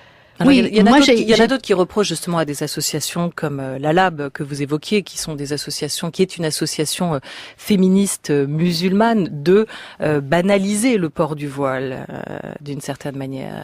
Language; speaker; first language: French; native; French